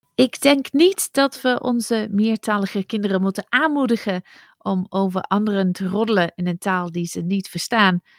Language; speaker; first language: Dutch; non-native, fluent; English